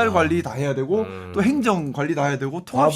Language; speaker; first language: Korean; native; Korean